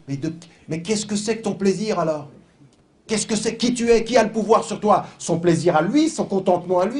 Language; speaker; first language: French; native; French